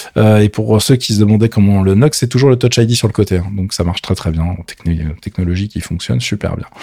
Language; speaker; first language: French; native; French